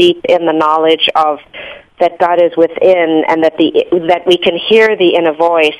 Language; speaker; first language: English; native; English